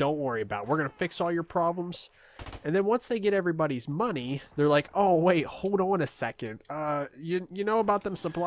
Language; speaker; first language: English; native; English